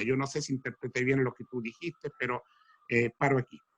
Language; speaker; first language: Spanish; native; Spanish